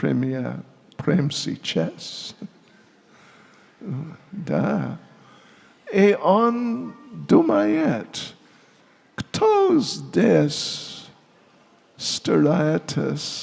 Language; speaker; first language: Russian; non-native, learner; English